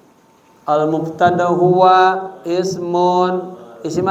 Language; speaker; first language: Arabic; non-native, fluent; Indonesian